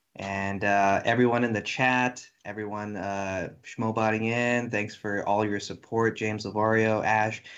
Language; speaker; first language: English; native; English